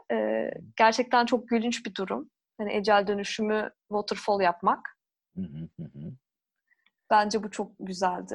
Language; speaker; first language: Turkish; native; Turkish